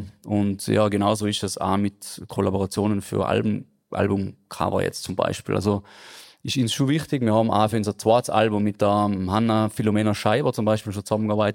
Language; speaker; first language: German; native; German